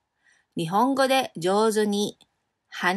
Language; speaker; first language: Japanese; non-native, fluent; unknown